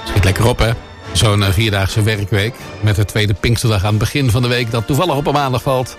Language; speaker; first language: Dutch; native; Dutch